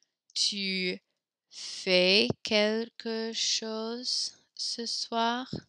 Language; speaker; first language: French; non-native, learner; English